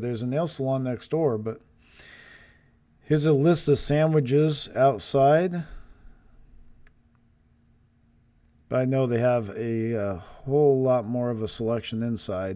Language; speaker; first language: English; native; English